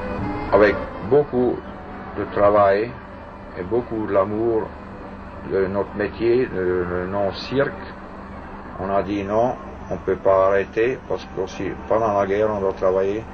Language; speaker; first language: French; non-native, fluent; German